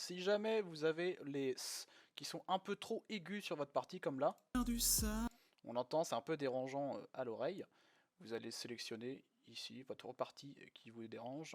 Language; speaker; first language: French; native; French